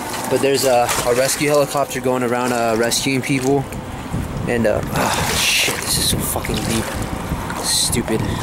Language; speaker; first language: English; early bilingual, other home language; Spanish